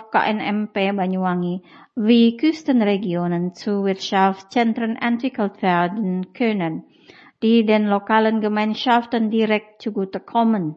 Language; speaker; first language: German; non-native, fluent; Indonesian